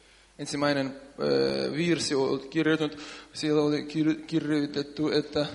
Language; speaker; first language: Finnish; non-native, learner; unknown